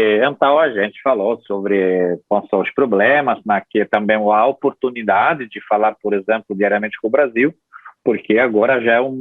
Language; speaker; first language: Portuguese; non-native, fluent; Italian